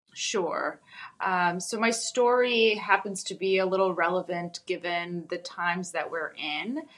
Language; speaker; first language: English; early bilingual, other home language; Russian